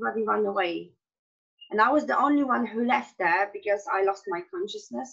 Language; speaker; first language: English; non-native, fluent; Polish